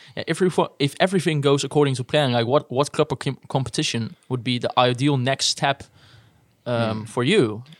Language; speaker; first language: English; non-native, fluent; Dutch